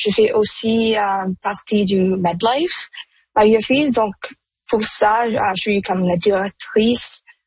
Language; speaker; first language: French; non-native, local second language; Punjabi